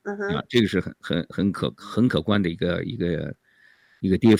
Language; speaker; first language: Chinese; native; Chinese